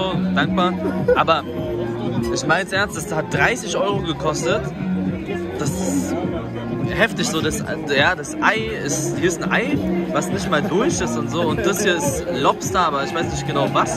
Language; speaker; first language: German; native; German